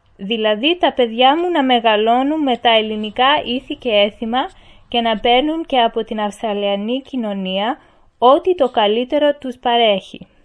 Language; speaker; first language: Greek; early bilingual, heritage; Greek